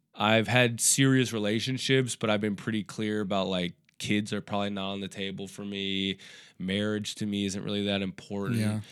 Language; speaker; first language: English; native; English